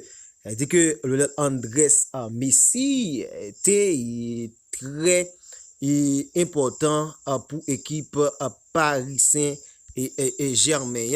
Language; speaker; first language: French; non-native, local second language; Haitian Creole